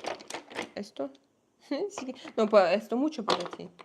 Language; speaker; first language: Spanish; non-native, learner; Russian